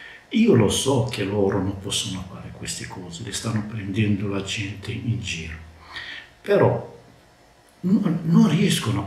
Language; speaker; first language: Italian; non-native, learner; Arabic